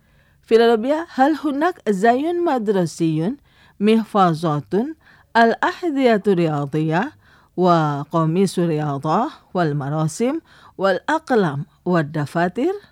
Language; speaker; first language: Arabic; non-native, fluent; Indonesian